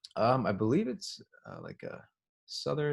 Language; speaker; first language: English; native; English